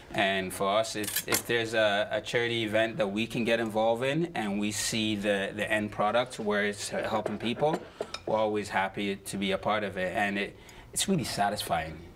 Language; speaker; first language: English; native; English